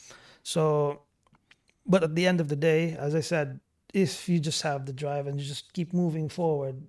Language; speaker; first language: English; non-native, local second language; Cebuano